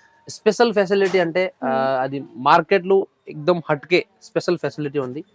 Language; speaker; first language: Telugu; non-native, local second language; Hindi